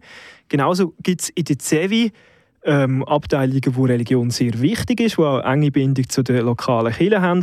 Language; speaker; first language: German; native; German